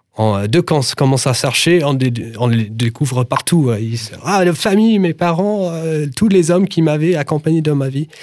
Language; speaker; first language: French; non-native, fluent; English